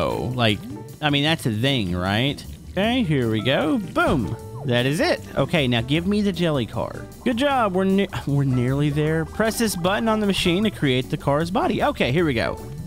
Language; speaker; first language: English; native; English